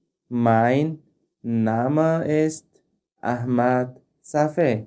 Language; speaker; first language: German; non-native, fluent; Pashto